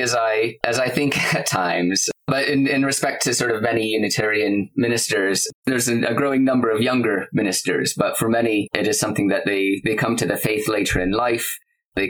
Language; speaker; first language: English; native; English